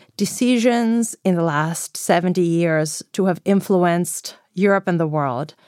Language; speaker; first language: English; non-native, fluent; Greek